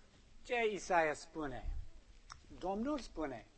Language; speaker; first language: Romanian; non-native, learner; English